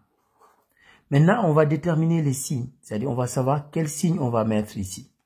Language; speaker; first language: French; native; French